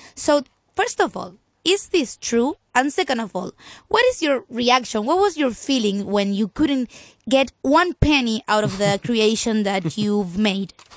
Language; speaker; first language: English; non-native, fluent; Spanish